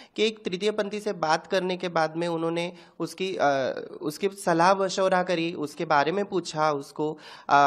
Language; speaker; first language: Hindi; non-native, local second language; Marathi